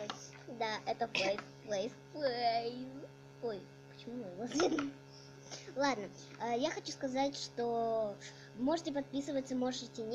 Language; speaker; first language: Russian; native; Russian